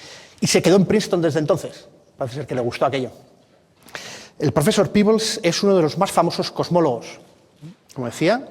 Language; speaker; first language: Spanish; native; Spanish